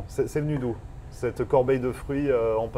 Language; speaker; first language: French; native; French